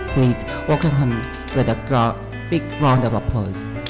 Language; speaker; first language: English; non-native, fluent; Korean